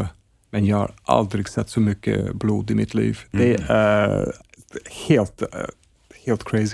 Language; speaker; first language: Swedish; non-native, fluent; English